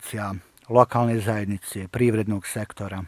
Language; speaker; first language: Bosnian; native; Bosnian